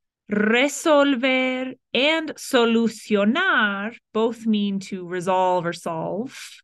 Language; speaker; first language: English; native; English